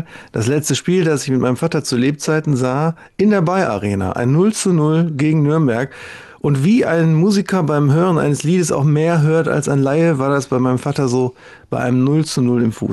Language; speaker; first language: German; native; German